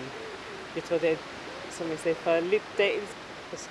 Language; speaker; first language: Danish; non-native, fluent; English